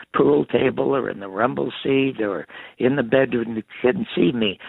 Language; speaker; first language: English; native; English